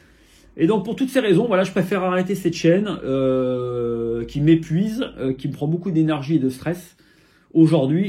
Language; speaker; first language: French; native; French